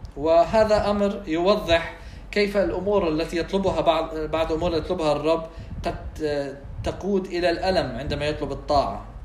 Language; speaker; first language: Arabic; non-native, fluent; English